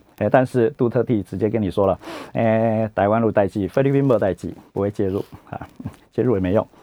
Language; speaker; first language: Chinese; native; Chinese